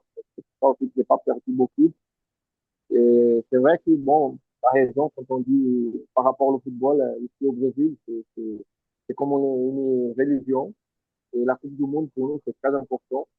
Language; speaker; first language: French; non-native, fluent; Portuguese